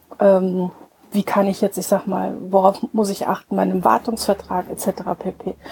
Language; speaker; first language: German; native; German